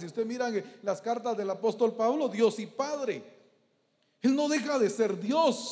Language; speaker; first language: Spanish; native; Spanish